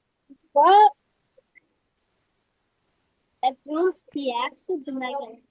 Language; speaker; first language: French; non-native, fluent; Russian